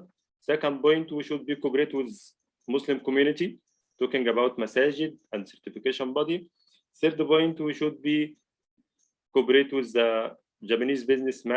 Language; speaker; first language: English; non-native, learner; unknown